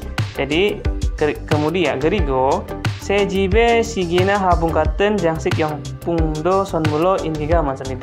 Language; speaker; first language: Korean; non-native, fluent; Indonesian